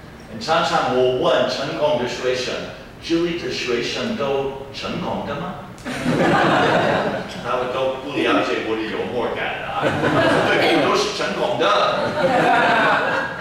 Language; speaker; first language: Chinese; non-native, fluent; English